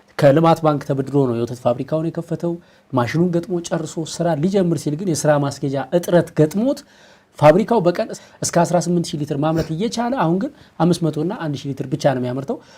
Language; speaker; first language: Amharic; native; Amharic